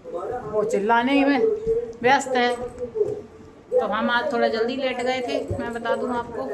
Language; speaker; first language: Hindi; native; Hindi